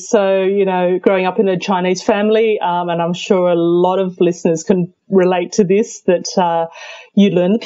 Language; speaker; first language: English; early bilingual, other home language; Cantonese